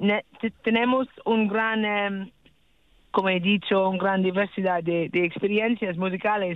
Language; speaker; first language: Spanish; non-native, learner; English